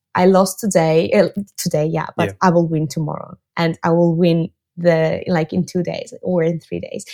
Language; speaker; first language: English; non-native, fluent; Russian